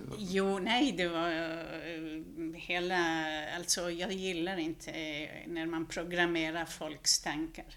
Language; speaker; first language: Swedish; non-native, fluent; Hungarian